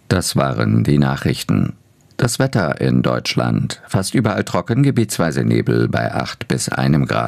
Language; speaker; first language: German; native; German